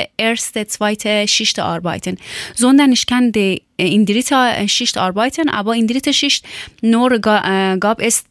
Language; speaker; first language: German; non-native, learner; Persian